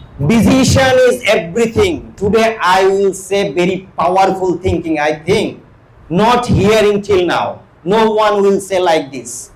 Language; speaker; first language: English; non-native, local second language; Bangla